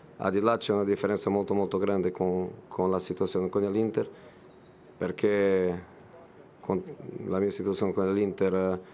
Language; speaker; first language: Italian; non-native, fluent; Portuguese